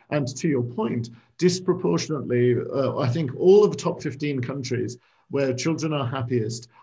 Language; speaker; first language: English; native; English